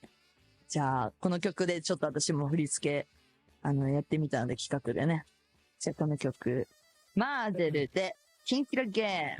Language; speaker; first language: Japanese; native; Japanese